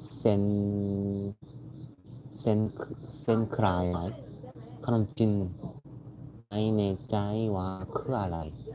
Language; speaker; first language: Thai; non-native, learner; Korean